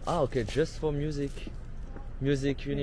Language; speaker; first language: English; non-native, learner; French